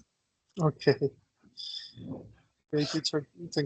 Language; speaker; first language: English; non-native, learner; Spanish